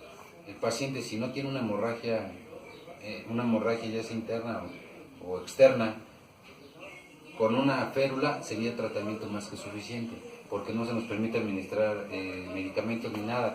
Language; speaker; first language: Spanish; native; Spanish